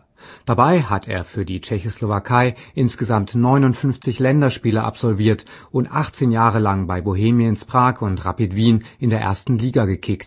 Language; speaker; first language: German; native; German